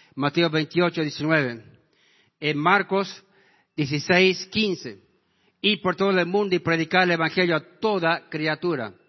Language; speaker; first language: Spanish; non-native, fluent; English